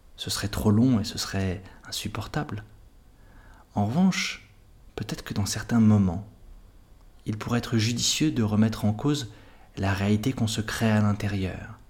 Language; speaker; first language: French; native; French